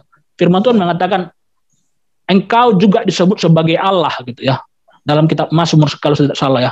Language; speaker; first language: Indonesian; native; Indonesian